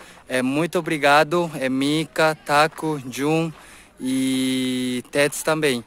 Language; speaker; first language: Portuguese; non-native, learner; Japanese